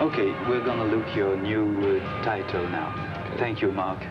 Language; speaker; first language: English; non-native, learner; French